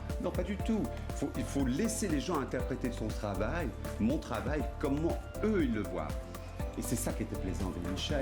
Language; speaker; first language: French; native; French